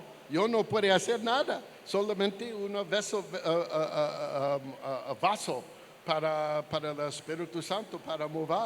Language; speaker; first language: Spanish; non-native, learner; English